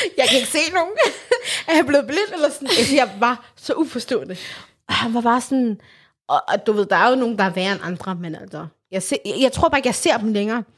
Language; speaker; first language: Danish; early bilingual, other home language; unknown